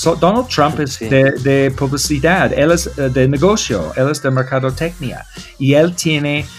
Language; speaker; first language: Spanish; non-native, learner; English